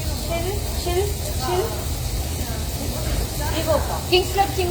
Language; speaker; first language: Korean; non-native, learner; Filipino